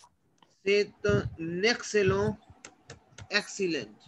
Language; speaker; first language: French; non-native, learner; Hindi